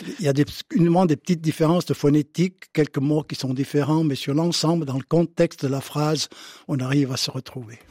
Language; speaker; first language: French; native; French